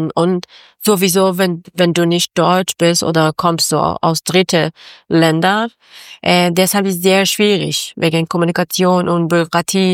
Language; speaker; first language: German; non-native, learner; Persian